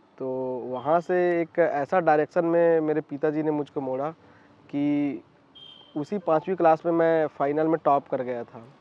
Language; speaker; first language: Hindi; native; Hindi